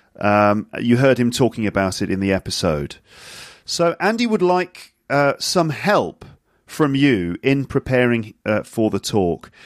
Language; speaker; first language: English; native; English